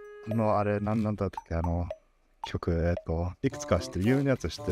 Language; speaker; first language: Japanese; early bilingual, heritage; Japanese